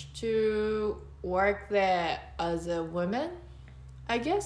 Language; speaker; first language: English; non-native, fluent; Japanese